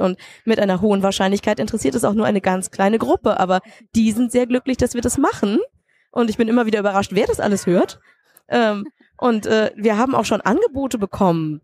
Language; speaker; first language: German; native; German